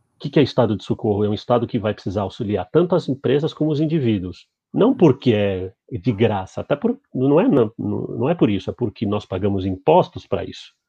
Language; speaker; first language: Portuguese; early bilingual, other home language; Spanish